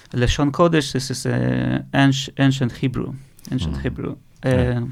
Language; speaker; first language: English; non-native, learner; Russian